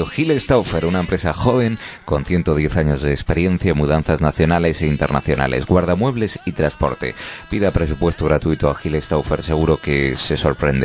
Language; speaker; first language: Spanish; native; Spanish